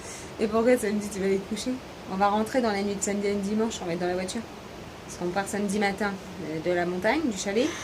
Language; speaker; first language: French; native; French